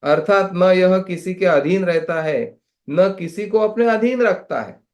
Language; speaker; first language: Hindi; non-native, local second language; Marathi